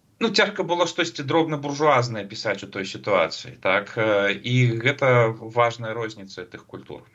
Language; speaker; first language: Belarusian; non-native, local second language; Russian